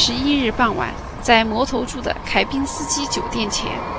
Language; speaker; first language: Chinese; native; Chinese